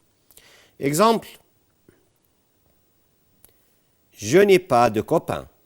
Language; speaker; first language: French; non-native, fluent; Arabic